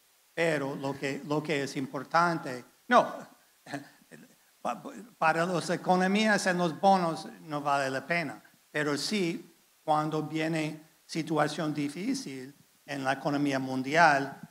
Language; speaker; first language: Spanish; non-native, fluent; English